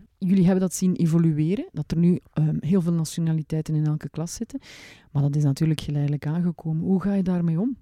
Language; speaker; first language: Dutch; native; Dutch